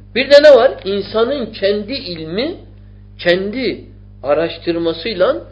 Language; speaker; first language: Turkish; non-native, fluent; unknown